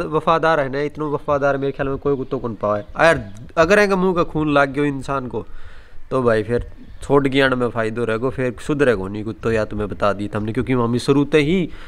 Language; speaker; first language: Hindi; native; Hindi